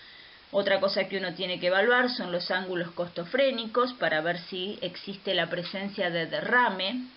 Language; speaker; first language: Spanish; native; Spanish